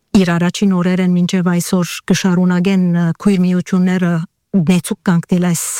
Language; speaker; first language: Armenian; early bilingual, heritage; Armenian